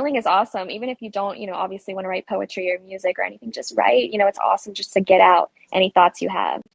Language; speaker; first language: English; native; English